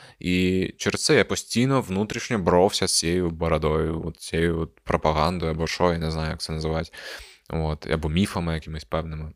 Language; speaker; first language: Ukrainian; non-native, local second language; Russian